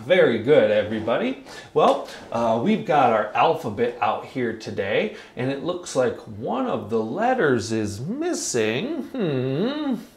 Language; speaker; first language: English; native; English